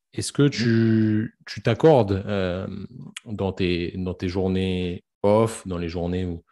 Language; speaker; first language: French; native; French